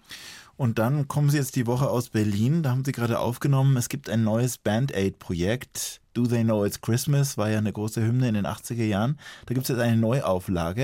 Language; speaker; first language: German; native; German